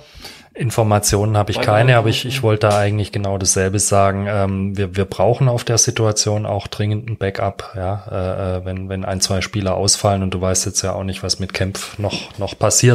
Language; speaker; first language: German; native; German